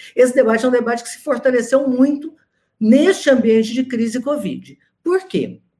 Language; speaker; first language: Portuguese; native; Portuguese